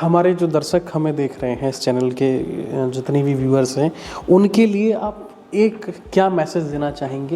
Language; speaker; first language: Hindi; native; Hindi